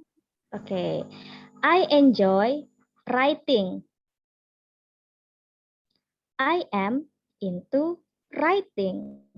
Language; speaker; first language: English; non-native, learner; Indonesian